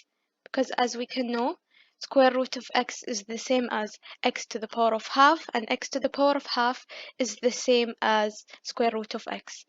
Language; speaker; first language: English; non-native, fluent; Arabic